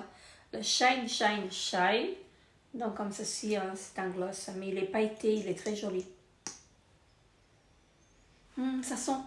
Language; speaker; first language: French; native; French